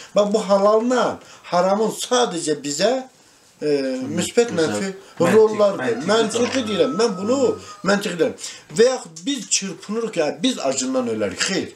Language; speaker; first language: Azerbaijani; non-native, local second language; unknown